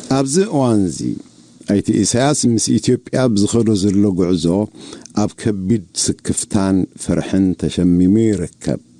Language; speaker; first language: Tigrinya; native; Tigrinya